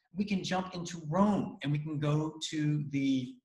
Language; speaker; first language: English; native; English